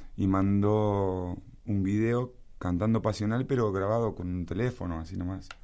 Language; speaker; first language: Spanish; native; Spanish